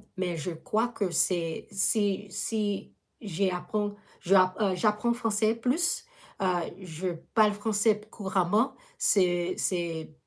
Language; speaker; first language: French; non-native, learner; English